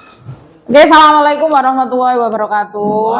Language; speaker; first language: Indonesian; native; Indonesian